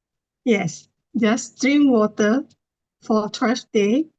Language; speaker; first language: English; non-native, learner; Thai